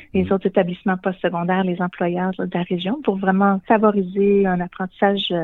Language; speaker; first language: French; native; French